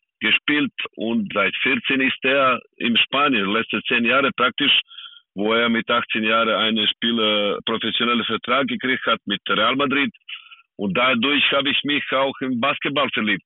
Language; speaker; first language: German; non-native, fluent; Serbian